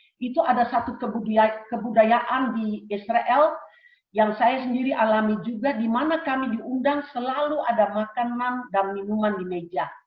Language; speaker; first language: Indonesian; early bilingual, heritage; Indonesian